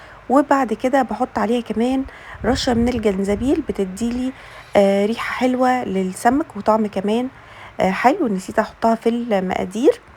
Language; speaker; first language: Arabic; native; Arabic